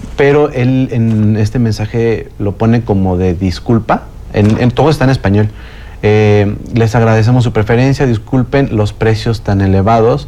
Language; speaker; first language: Spanish; native; Spanish